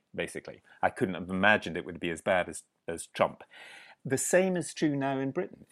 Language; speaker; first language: English; native; English